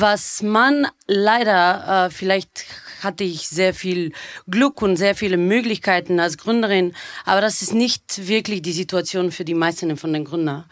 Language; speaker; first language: German; non-native, fluent; Bulgarian